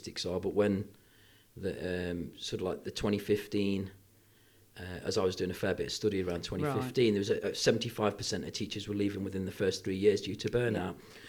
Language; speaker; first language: English; native; English